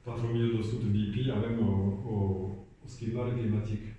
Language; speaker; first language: Romanian; non-native, learner; French